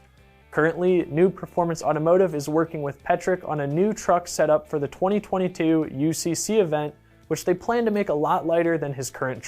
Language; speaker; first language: English; native; English